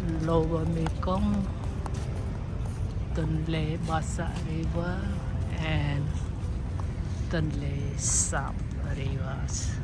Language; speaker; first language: English; non-native, learner; Khmer